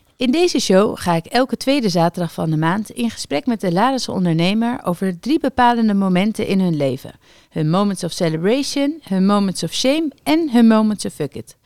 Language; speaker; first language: Dutch; native; Dutch